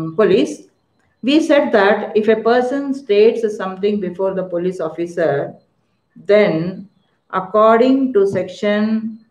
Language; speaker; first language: English; non-native, local second language; Kannada